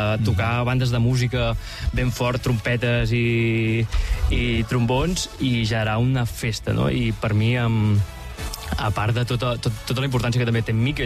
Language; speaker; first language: Catalan; native; Catalan